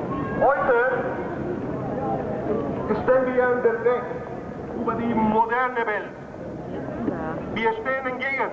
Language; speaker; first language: German; non-native, fluent; Spanish